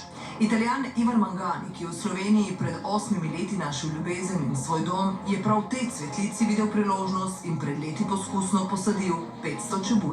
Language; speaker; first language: Slovenian; native; Slovenian